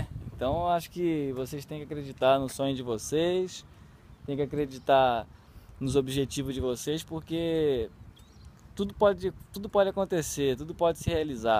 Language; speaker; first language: Portuguese; native; Portuguese